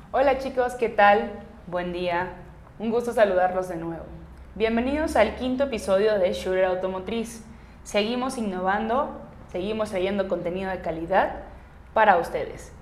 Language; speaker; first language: Spanish; native; Spanish